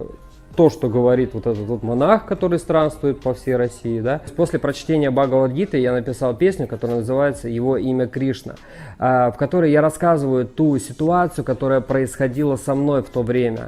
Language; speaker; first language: Russian; native; Russian